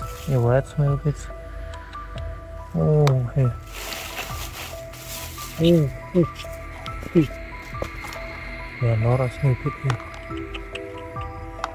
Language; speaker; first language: English; non-native, learner; Khmer